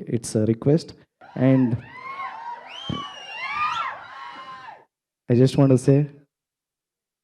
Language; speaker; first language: Telugu; non-native, local second language; Kannada